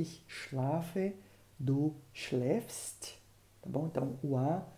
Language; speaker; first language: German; non-native, fluent; Portuguese